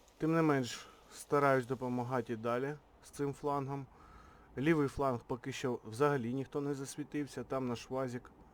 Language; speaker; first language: Ukrainian; non-native, local second language; Russian